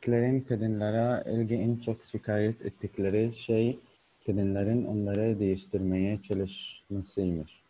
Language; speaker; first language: Turkish; non-native, learner; Arabic